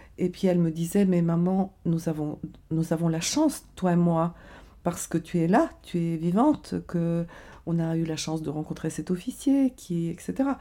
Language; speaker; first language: French; non-native, fluent; Bulgarian